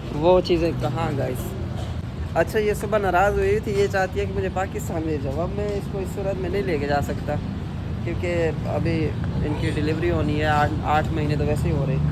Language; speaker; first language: Urdu; non-native, local second language; Punjabi